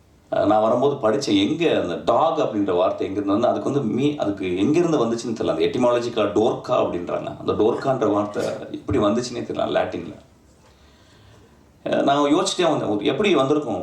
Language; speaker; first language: Tamil; native; Tamil